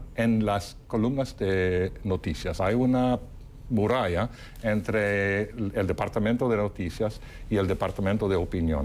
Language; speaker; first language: Spanish; non-native, fluent; English